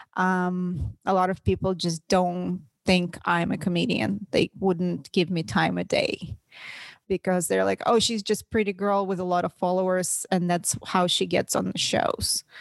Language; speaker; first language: English; non-native, fluent; Russian